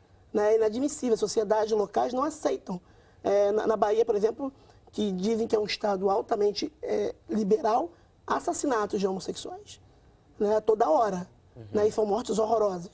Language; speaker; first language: Portuguese; native; Portuguese